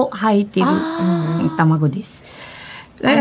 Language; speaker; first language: Japanese; non-native, fluent; Filipino